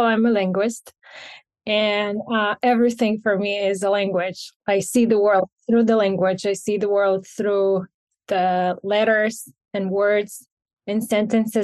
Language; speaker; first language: English; non-native, fluent; Ukrainian